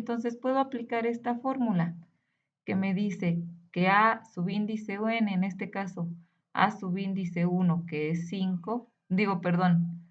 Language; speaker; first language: Spanish; native; Spanish